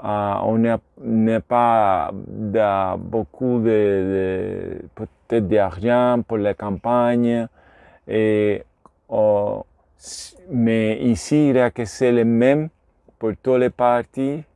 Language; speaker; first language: French; non-native, learner; Spanish